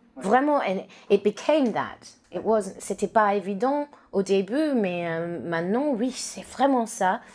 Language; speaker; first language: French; non-native, learner; English